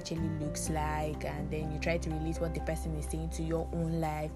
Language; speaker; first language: English; non-native, local second language; Hausa